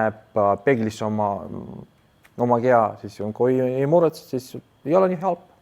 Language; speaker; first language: Estonian; non-native, local second language; Russian